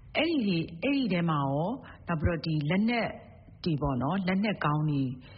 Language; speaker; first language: Burmese; native; Burmese